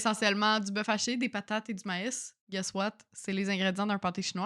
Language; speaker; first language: French; native; French